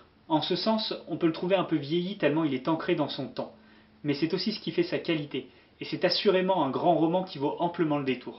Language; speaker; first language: French; native; French